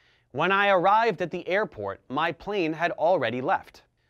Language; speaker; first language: English; early bilingual, other home language; Italian